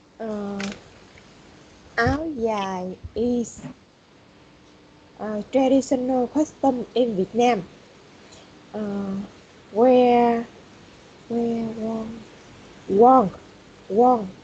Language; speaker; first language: English; non-native, learner; Vietnamese